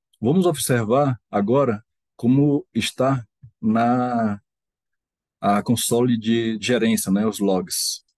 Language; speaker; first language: Portuguese; native; Portuguese